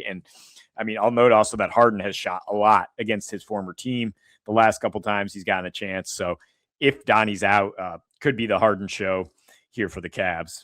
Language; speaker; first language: English; native; English